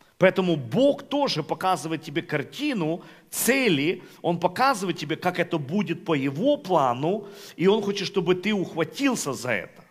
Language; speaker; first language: Russian; non-native, local second language; Ukrainian